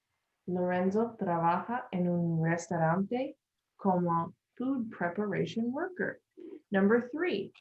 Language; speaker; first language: Spanish; non-native, learner; English